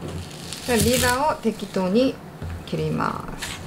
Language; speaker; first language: Japanese; non-native, fluent; Korean